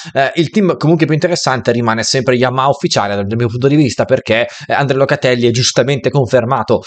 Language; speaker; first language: Italian; native; Italian